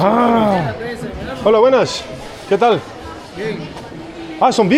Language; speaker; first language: Spanish; non-native, learner; English